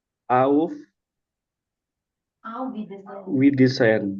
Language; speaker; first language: German; non-native, learner; Indonesian